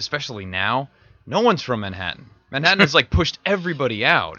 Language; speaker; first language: English; native; English